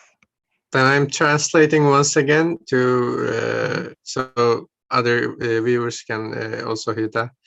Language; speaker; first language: English; non-native, fluent; Turkish